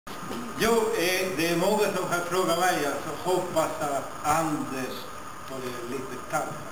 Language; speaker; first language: Swedish; non-native, fluent; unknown